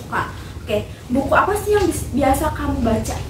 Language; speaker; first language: Indonesian; native; Indonesian